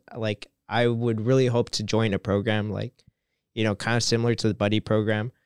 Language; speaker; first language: English; native; English